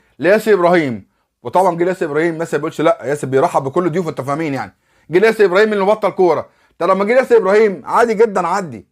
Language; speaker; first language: Arabic; native; Arabic